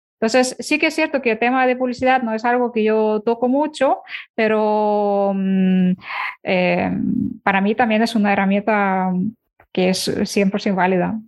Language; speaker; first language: Spanish; non-native, fluent; Ukrainian